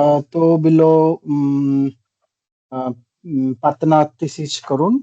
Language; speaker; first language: Czech; non-native, learner; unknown